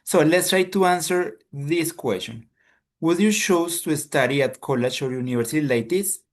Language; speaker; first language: English; non-native, fluent; Spanish